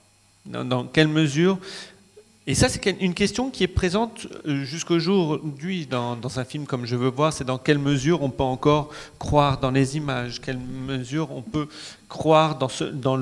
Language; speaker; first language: French; non-native, local second language; Arabic